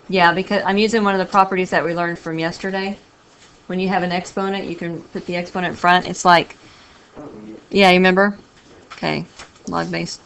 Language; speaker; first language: English; native; English